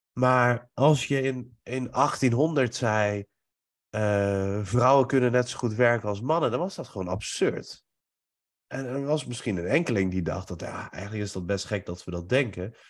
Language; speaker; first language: Dutch; early bilingual, other home language; Persian